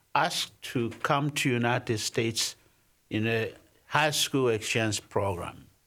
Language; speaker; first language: English; non-native, fluent; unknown